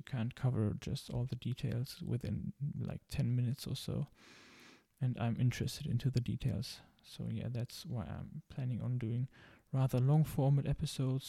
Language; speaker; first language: English; non-native, fluent; German